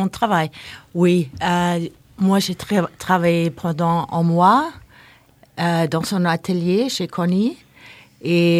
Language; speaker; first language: French; non-native, learner; Norwegian